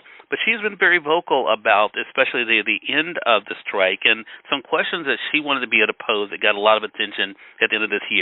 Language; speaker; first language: English; native; English